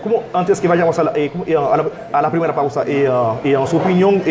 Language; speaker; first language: Spanish; non-native, fluent; Haitian Creole